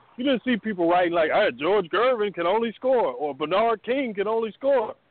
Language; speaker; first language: English; native; English